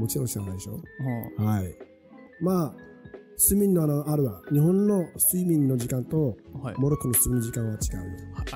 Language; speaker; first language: Japanese; non-native, fluent; Arabic